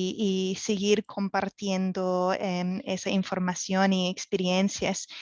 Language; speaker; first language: Spanish; non-native, fluent; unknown